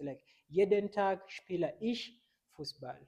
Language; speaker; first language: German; non-native, fluent; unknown